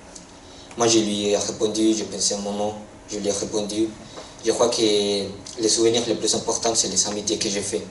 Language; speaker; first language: French; non-native, fluent; Spanish